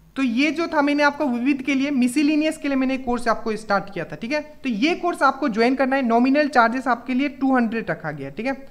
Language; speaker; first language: Hindi; native; Hindi